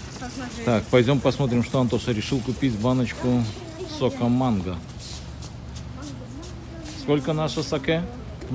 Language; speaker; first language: Russian; native; Russian